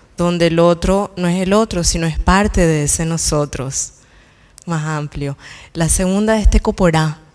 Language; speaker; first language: Spanish; native; Spanish